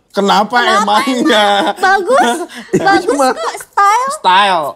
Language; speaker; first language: Indonesian; native; Indonesian